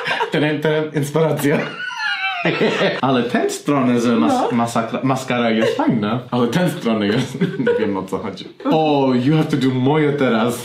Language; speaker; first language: Polish; non-native, learner; English